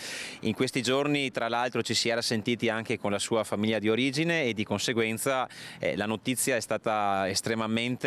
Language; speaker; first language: Italian; native; Italian